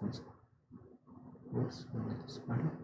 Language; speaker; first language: French; non-native, fluent; Korean